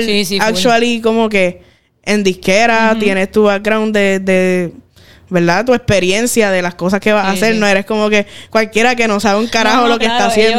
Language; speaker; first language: Spanish; native; Spanish